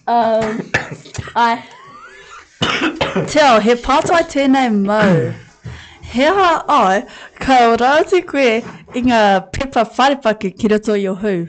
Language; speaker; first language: Māori; non-native, local second language; English